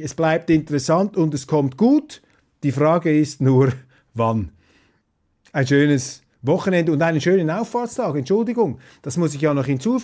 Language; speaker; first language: German; non-native, local second language; Swiss German